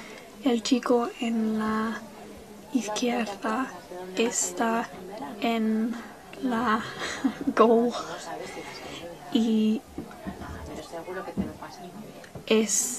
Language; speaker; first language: Spanish; non-native, learner; English